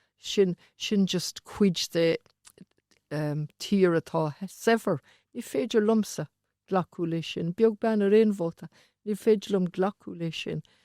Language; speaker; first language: Irish; non-native, local second language; English